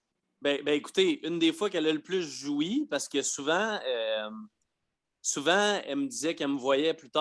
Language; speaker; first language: French; native; French